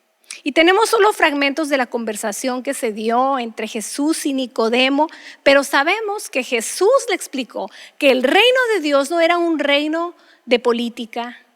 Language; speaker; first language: Spanish; native; Spanish